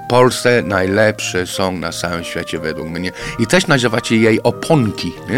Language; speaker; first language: Polish; non-native, fluent; English